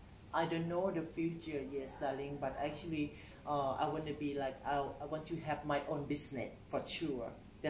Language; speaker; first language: English; non-native, learner; Thai